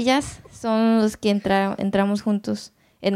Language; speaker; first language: Spanish; non-native, learner; Japanese